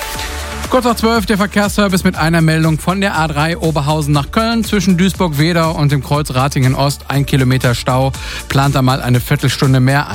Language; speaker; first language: German; native; German